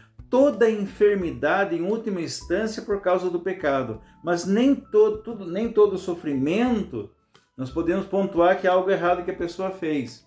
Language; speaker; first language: Portuguese; native; Portuguese